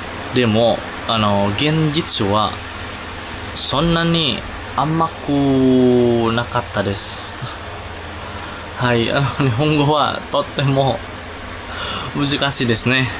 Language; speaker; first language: Japanese; non-native, learner; Indonesian